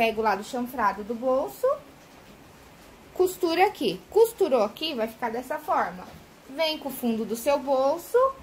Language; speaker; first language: Portuguese; native; Portuguese